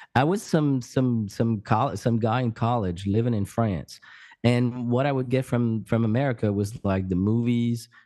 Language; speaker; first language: English; non-native, fluent; French